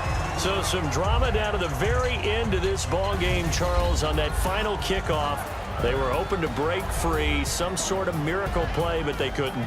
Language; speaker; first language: English; native; English